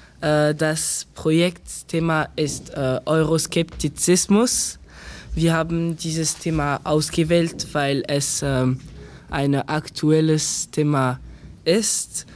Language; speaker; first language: German; non-native, learner; French